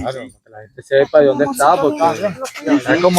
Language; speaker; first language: Spanish; native; Spanish